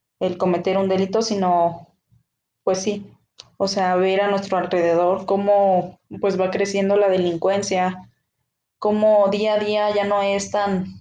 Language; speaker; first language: Spanish; native; Spanish